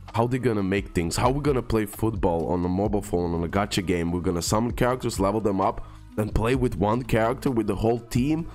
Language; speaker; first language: English; non-native, fluent; Croatian